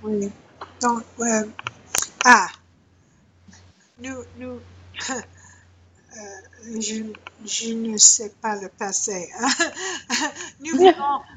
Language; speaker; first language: French; non-native, learner; English